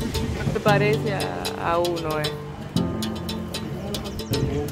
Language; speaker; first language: Spanish; native; Spanish